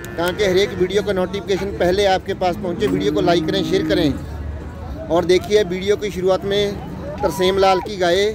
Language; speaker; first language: Hindi; non-native, local second language; Punjabi